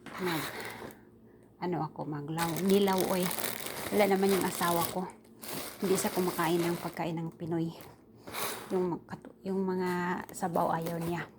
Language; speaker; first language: Filipino; native; Filipino